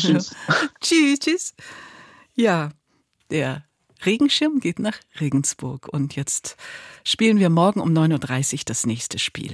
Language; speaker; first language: German; native; German